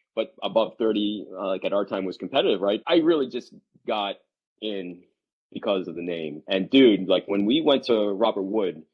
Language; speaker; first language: English; native; English